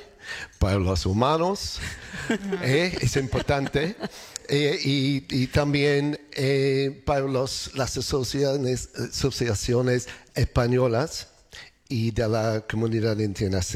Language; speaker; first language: Spanish; non-native, learner; English